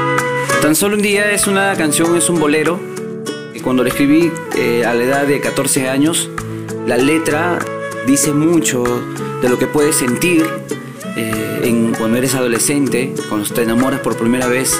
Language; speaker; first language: Spanish; native; Spanish